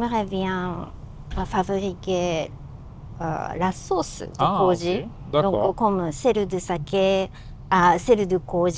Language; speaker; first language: French; non-native, learner; Japanese